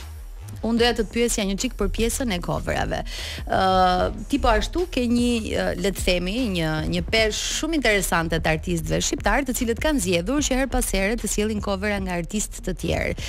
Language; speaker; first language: Albanian; native; Albanian